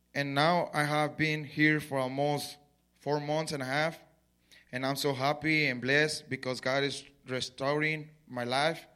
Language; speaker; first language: English; non-native, learner; Spanish